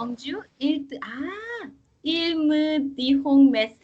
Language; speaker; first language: French; non-native, learner; Korean